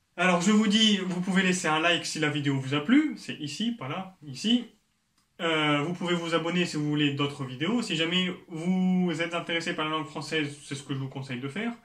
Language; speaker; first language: French; native; French